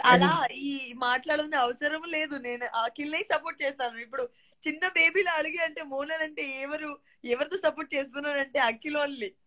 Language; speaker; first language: Telugu; non-native, learner; Gujarati